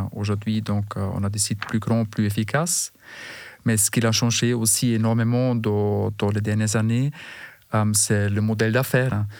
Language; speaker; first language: French; non-native, fluent; German